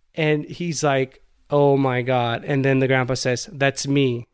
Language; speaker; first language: English; non-native, local second language; Gujarati